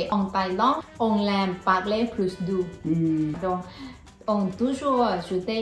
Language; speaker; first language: French; non-native, learner; Thai